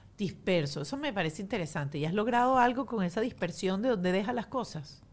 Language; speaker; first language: Spanish; native; Spanish